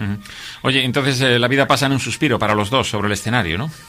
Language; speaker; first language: Spanish; native; Spanish